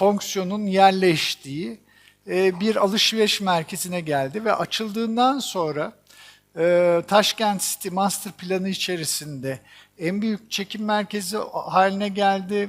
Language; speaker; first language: Turkish; native; Turkish